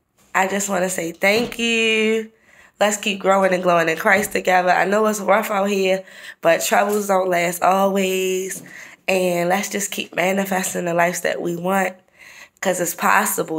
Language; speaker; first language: English; native; English